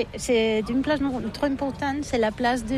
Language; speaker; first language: French; non-native, learner; Catalan